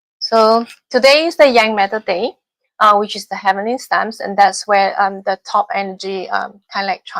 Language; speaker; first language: English; non-native, fluent; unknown